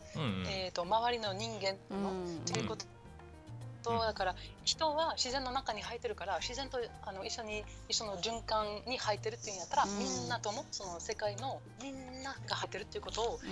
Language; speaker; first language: Japanese; non-native, fluent; French